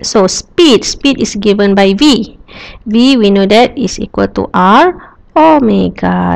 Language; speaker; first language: English; non-native, local second language; Malay